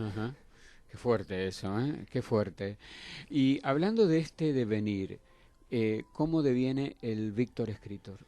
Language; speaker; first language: Spanish; native; Spanish